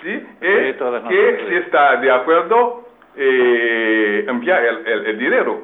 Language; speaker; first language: Spanish; non-native, local second language; Haitian Creole